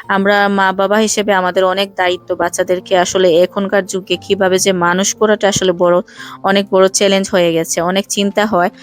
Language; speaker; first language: Bangla; non-native, local second language; Sylheti